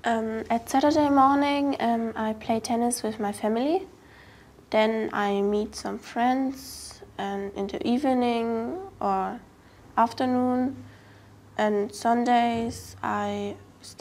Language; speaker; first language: English; non-native, learner; German